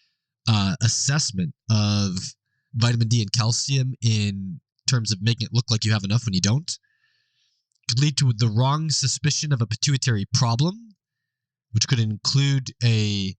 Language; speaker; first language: English; native; English